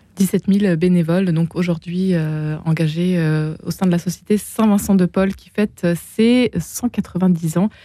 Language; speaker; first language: French; native; French